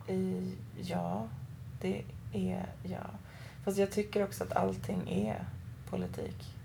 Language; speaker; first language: Swedish; early bilingual, other home language; Persian